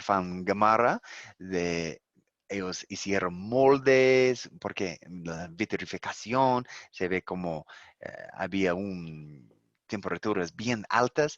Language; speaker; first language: Spanish; non-native, learner; English